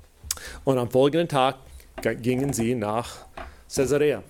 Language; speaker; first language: German; non-native, fluent; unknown